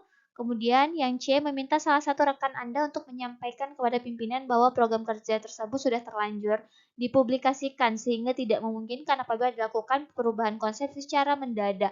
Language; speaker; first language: Indonesian; native; Indonesian